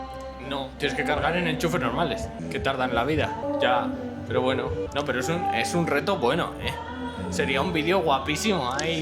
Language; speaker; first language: Spanish; native; Spanish